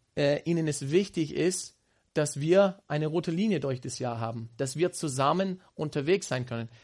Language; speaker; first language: German; non-native, fluent; English